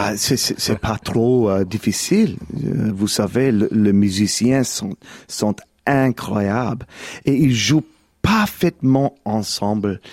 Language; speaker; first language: French; non-native, learner; English